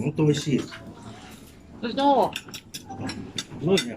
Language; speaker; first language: Japanese; non-native, learner; Thai